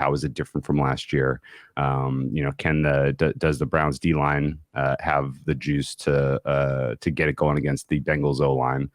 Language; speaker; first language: English; native; English